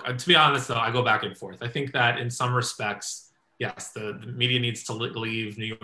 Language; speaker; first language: English; native; English